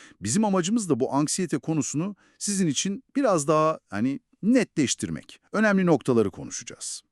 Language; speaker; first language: Turkish; native; Turkish